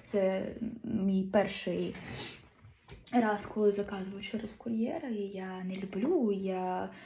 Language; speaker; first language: Ukrainian; non-native, local second language; Russian